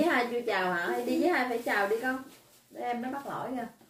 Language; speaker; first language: Vietnamese; early bilingual, heritage; Vietnamese